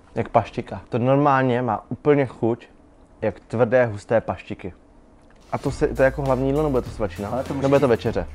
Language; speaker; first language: Czech; native; Czech